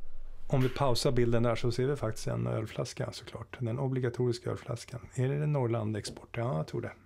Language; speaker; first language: Swedish; native; Swedish